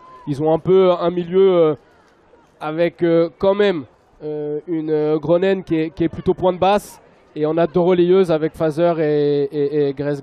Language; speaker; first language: French; native; French